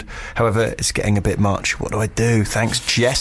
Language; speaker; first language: English; native; English